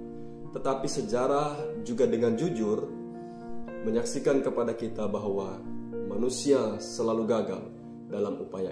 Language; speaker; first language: Indonesian; native; Indonesian